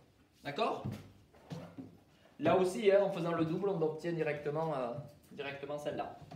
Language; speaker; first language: French; native; French